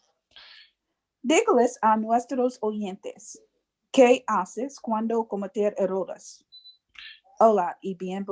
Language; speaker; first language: Spanish; non-native, learner; English